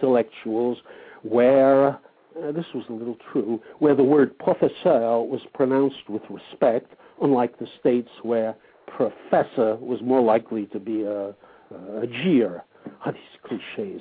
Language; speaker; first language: English; native; English